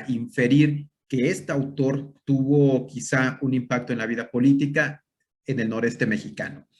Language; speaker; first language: Spanish; native; Spanish